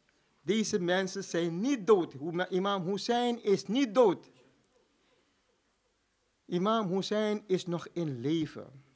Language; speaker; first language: Dutch; non-native, fluent; Urdu